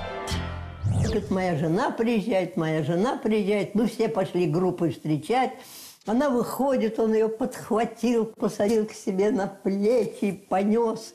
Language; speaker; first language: Russian; native; Russian